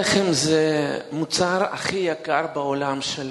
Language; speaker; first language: Hebrew; non-native, fluent; Russian